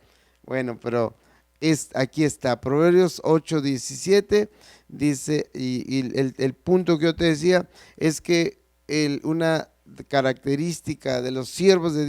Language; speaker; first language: Spanish; native; Spanish